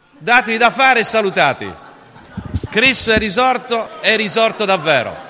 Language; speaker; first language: Italian; early bilingual, other home language; English